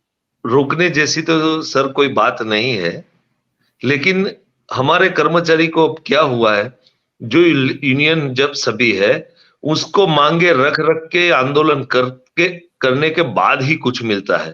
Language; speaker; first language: Hindi; non-native, local second language; Gujarati